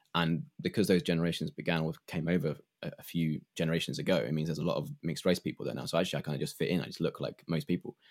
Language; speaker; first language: English; native; English